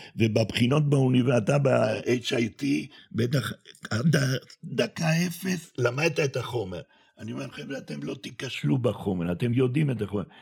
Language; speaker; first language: Hebrew; non-native, fluent; Spanish